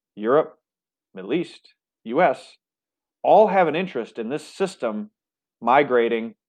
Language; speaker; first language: English; native; English